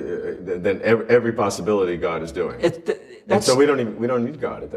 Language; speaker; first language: English; native; English